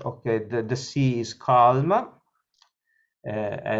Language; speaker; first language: English; non-native, learner; Italian